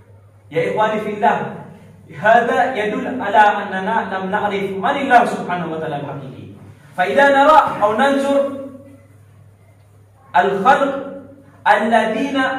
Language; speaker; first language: Arabic; non-native, learner; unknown